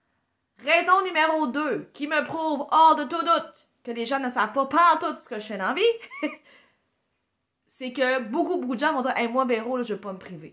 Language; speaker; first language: French; native; French